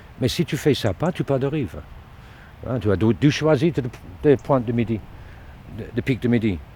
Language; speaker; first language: French; non-native, learner; English